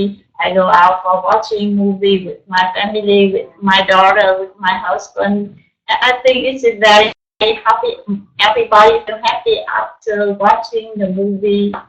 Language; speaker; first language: English; non-native, learner; Vietnamese